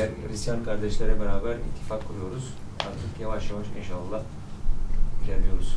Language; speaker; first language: Turkish; native; Turkish